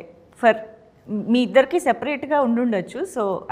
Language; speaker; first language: Telugu; native; Telugu